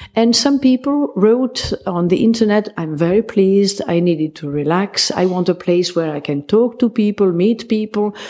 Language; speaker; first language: English; non-native, fluent; French